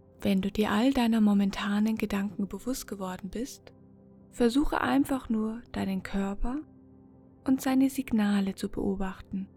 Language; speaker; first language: German; native; German